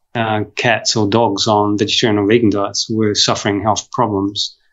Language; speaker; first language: English; native; English